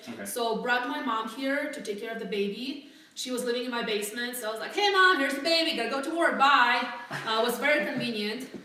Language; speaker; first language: English; non-native, fluent; Russian